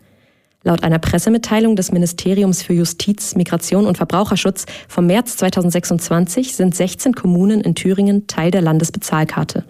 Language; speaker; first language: German; native; German